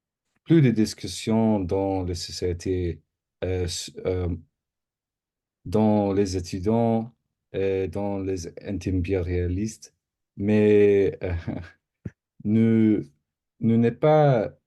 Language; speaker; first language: French; non-native, learner; English